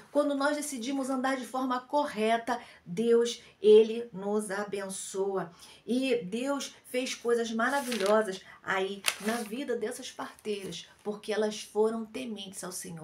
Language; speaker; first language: Portuguese; native; Portuguese